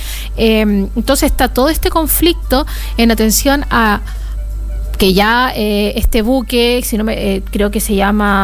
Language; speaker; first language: Spanish; native; Spanish